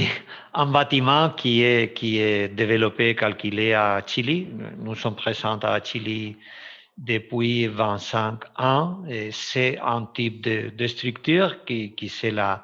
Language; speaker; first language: French; non-native, fluent; Spanish